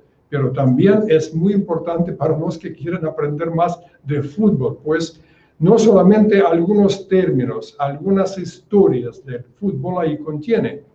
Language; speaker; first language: Spanish; non-native, fluent; Russian